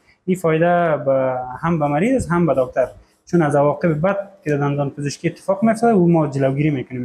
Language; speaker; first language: Persian; native; Persian